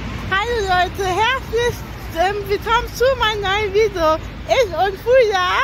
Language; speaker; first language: German; early bilingual, other home language; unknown